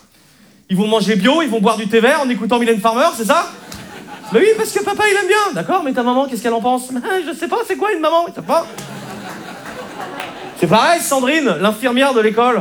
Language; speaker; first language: French; native; French